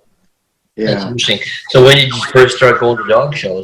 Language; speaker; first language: English; native; English